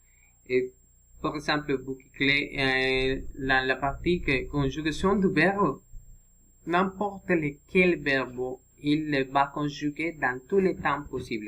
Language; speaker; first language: French; non-native, learner; Spanish